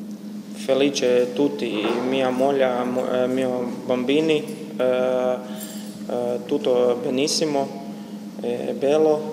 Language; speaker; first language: Italian; non-native, learner; Croatian